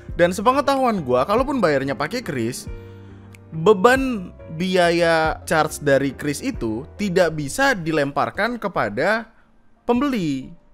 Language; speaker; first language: Indonesian; native; Indonesian